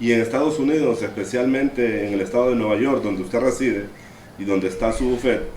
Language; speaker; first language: Spanish; native; Spanish